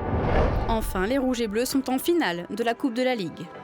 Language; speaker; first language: French; native; French